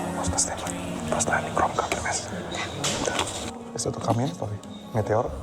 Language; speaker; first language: Russian; non-native, learner; Indonesian